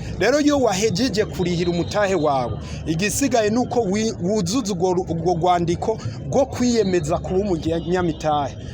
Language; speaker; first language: Rundi; early bilingual, heritage; Rundi